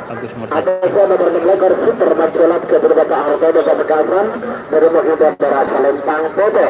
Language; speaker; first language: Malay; non-native, local second language; Madurese